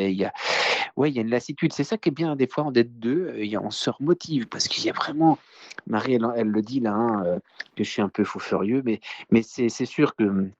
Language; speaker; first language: French; native; French